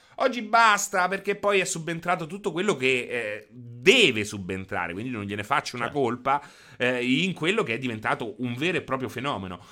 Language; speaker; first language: Italian; native; Italian